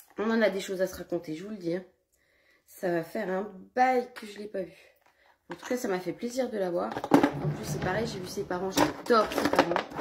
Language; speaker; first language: French; early bilingual, other home language; Portuguese